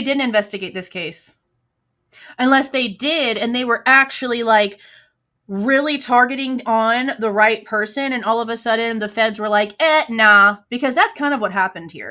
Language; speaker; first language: English; native; English